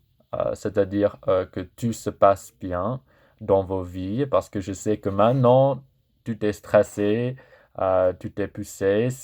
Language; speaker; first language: French; non-native, fluent; English